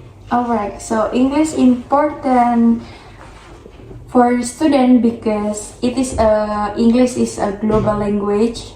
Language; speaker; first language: English; non-native, learner; Indonesian